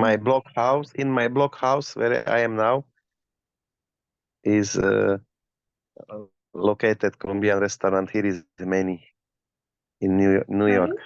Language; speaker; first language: English; non-native, learner; Slovak